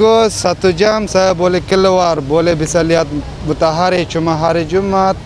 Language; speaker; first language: Indonesian; early bilingual, other home language; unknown